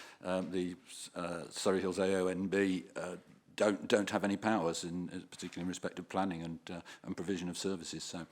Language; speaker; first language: English; native; English